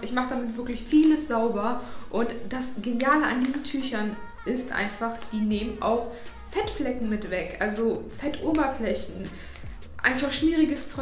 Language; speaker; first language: German; native; German